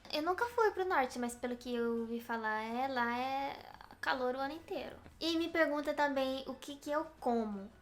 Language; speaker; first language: Portuguese; native; Portuguese